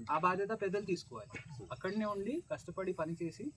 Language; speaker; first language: Telugu; non-native, local second language; Marathi